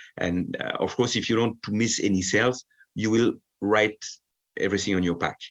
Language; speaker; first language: English; non-native, fluent; French